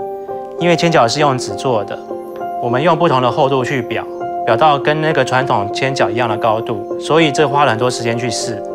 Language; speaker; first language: Chinese; native; Chinese